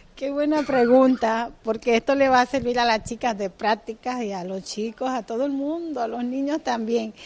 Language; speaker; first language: Spanish; native; Spanish